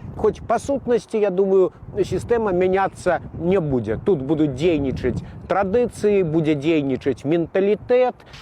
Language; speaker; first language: Belarusian; native; Belarusian